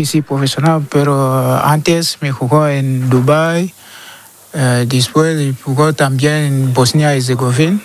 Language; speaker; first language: Spanish; non-native, learner; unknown